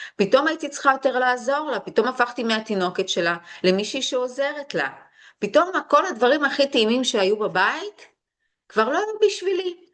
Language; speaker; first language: Hebrew; early bilingual, other home language; Russian